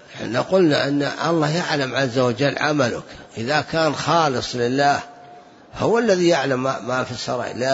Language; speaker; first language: Arabic; native; Arabic